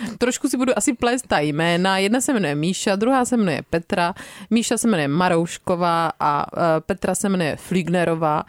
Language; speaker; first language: Czech; native; Czech